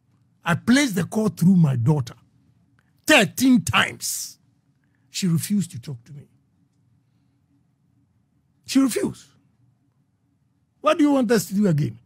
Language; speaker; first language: English; non-native, local second language; Akan